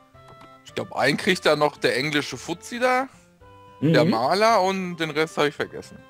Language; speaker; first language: German; native; German